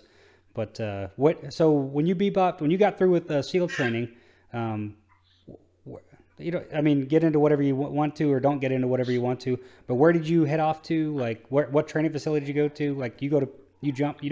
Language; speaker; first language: English; native; English